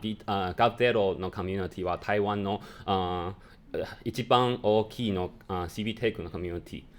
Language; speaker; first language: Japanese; non-native, learner; Chinese